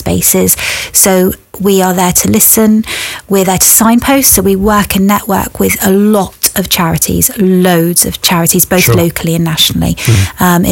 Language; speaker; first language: English; native; English